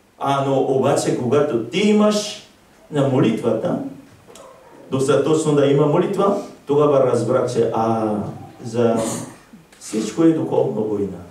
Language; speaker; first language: Bulgarian; non-native, learner; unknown